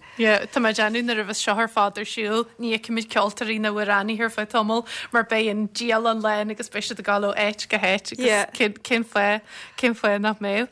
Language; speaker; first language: Irish; native; Irish